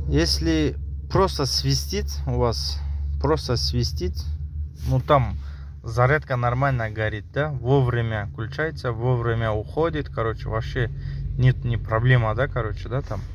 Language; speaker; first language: Russian; non-native, local second language; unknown